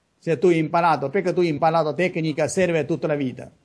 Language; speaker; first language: Italian; non-native, learner; Chinese